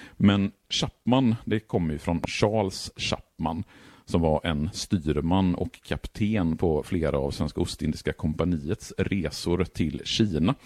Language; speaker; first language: Swedish; native; Swedish